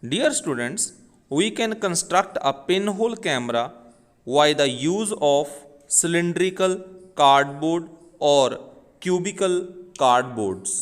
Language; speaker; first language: English; non-native, local second language; Punjabi